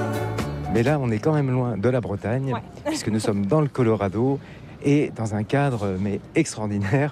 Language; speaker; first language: French; native; French